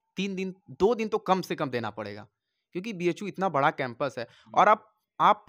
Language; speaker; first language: Hindi; native; Hindi